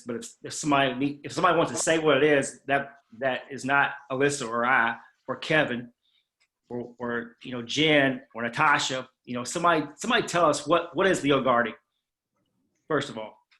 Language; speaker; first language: English; native; English